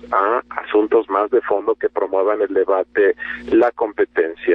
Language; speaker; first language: Spanish; native; Spanish